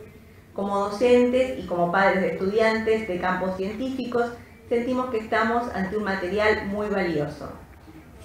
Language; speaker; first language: Spanish; native; Spanish